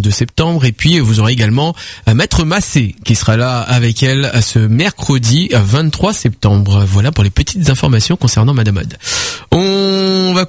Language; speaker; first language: French; native; French